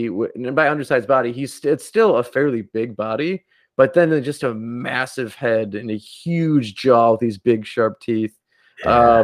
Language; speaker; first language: English; native; English